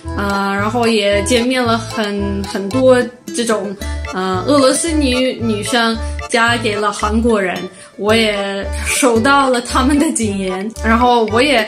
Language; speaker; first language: Chinese; non-native, fluent; Russian